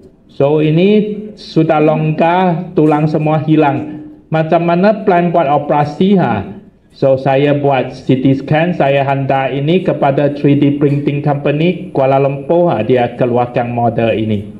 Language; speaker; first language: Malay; non-native, local second language; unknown